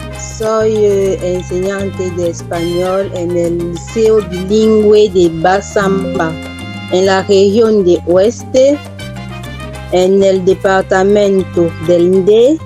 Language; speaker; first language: Spanish; non-native, fluent; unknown